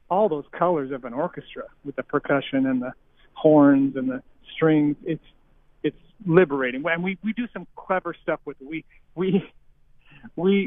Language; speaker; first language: English; native; English